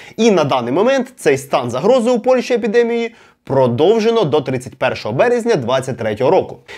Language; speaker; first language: Ukrainian; non-native, local second language; Russian